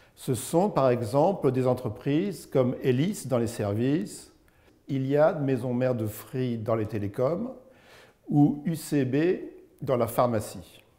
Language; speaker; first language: French; native; French